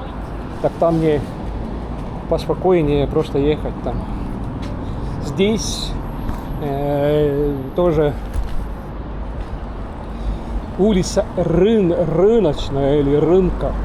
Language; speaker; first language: Russian; non-native, local second language; Estonian